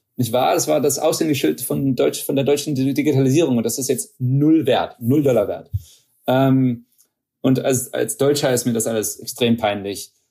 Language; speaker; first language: German; early bilingual, heritage; German